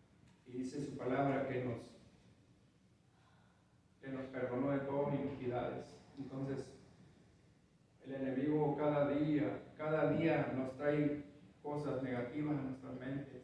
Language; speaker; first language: Spanish; native; Spanish